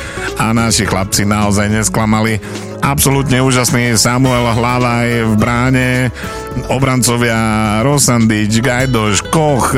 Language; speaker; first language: Slovak; native; Slovak